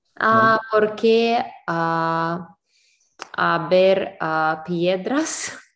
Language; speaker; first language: Spanish; non-native, learner; English